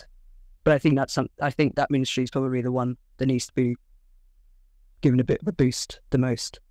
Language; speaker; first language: English; native; English